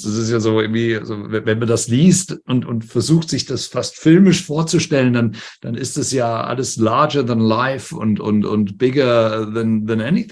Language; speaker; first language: German; native; German